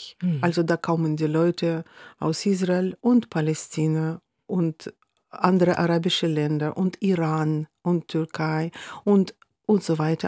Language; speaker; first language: German; non-native, fluent; Russian